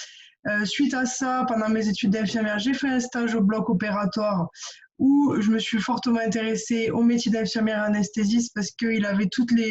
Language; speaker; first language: French; native; French